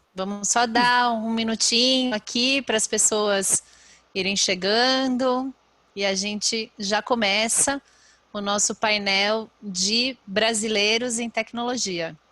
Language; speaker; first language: Portuguese; native; Portuguese